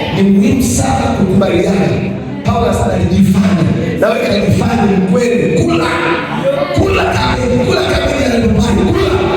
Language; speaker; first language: Swahili; non-native, local second language; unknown